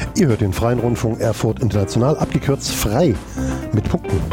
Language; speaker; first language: German; native; German